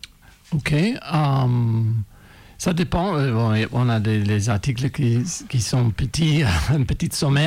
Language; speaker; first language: French; non-native, fluent; English